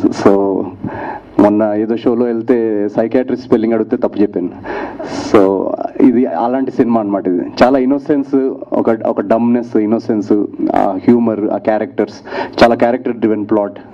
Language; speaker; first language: Telugu; native; Telugu